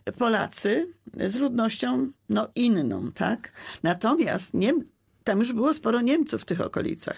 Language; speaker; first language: Polish; native; Polish